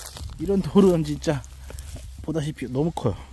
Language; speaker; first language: Korean; native; Korean